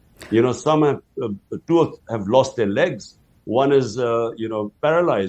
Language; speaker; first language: English; non-native, local second language; Urdu